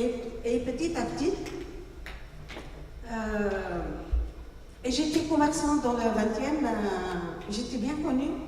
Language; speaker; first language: French; non-native, local second language; Arabic